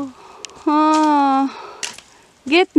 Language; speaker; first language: German; non-native, learner; Filipino